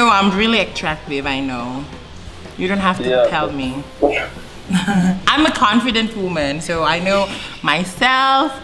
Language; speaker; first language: English; non-native, learner; Indonesian